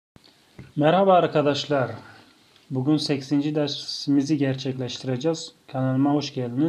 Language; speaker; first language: Turkish; non-native, fluent; Tajik